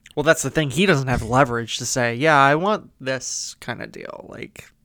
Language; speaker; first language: English; native; English